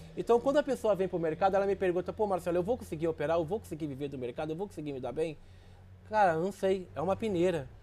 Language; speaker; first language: Portuguese; native; Portuguese